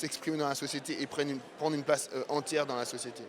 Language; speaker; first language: French; native; French